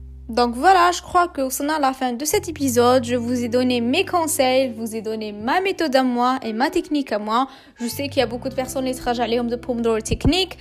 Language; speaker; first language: French; non-native, local second language; Arabic